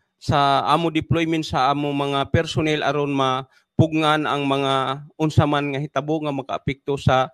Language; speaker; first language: Cebuano; non-native, local second language; Waray